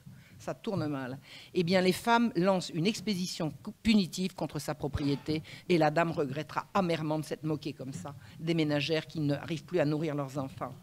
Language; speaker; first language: French; native; French